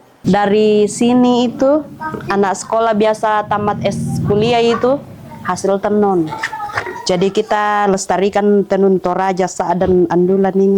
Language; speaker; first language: Indonesian; non-native, local second language; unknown